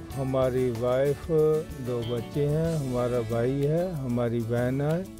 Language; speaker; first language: Hindi; non-native, local second language; Punjabi